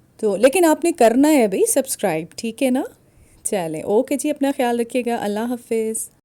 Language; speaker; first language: Urdu; non-native, local second language; Punjabi